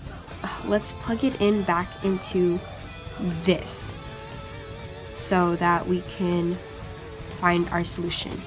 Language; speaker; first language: English; native; English